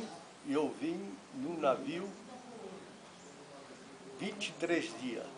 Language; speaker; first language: Portuguese; non-native, fluent; Italian